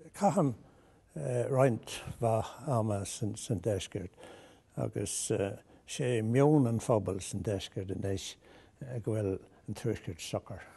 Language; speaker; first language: Irish; non-native, local second language; English